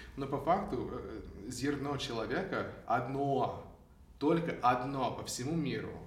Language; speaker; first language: Russian; non-native, fluent; English